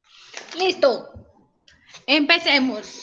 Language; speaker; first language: Spanish; native; Spanish